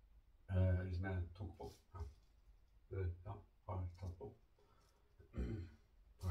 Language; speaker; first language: Norwegian; native; Norwegian